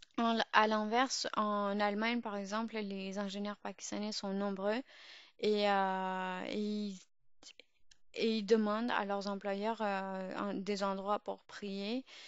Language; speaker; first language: French; early bilingual, other home language; Urdu